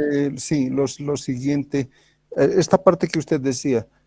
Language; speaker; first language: Spanish; native; Spanish